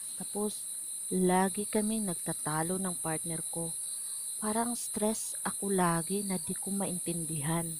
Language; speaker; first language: Filipino; native; Filipino